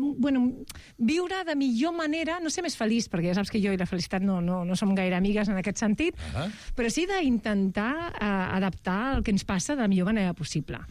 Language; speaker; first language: Catalan; non-native, local second language; Spanish